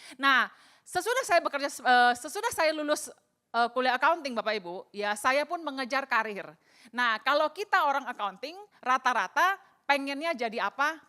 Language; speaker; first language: Indonesian; native; Indonesian